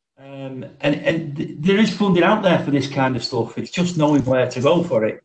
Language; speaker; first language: English; native; English